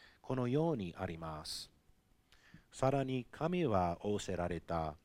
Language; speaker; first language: Japanese; non-native, fluent; English